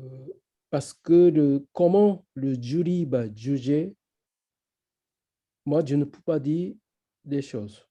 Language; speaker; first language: French; non-native, fluent; Japanese